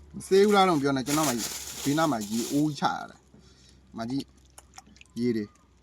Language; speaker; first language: Burmese; non-native, local second language; Shan